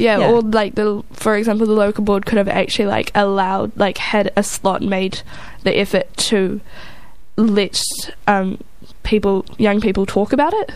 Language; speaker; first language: English; native; English